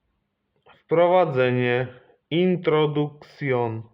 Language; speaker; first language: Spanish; non-native, fluent; Polish